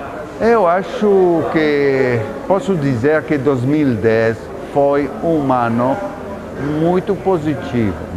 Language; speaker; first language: Portuguese; non-native, fluent; Italian